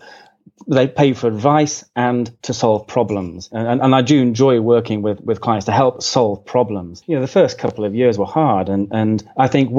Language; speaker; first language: English; native; English